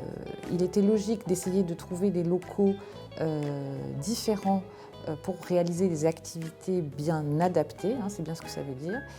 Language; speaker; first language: French; native; French